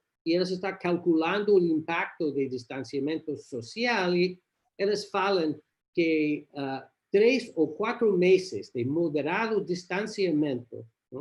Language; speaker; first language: Portuguese; non-native, learner; English